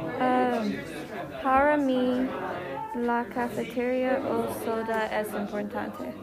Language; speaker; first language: Spanish; non-native, learner; English